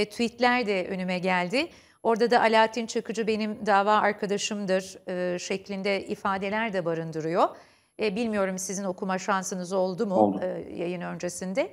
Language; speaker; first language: Turkish; native; Turkish